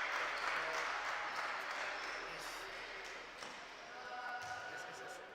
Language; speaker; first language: Spanish; native; Spanish